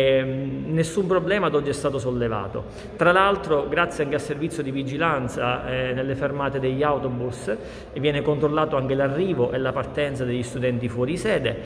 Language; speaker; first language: Italian; native; Italian